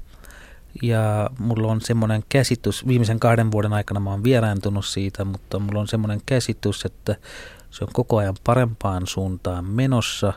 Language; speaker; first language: Finnish; non-native, fluent; Tamil